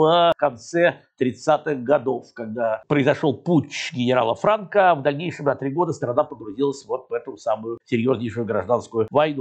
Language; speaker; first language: Russian; native; Russian